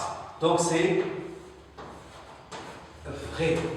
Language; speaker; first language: French; non-native, local second language; Arabic